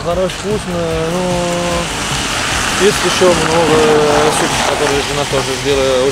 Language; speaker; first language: Russian; non-native, learner; Italian